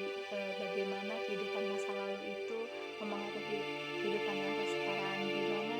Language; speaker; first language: Indonesian; native; Indonesian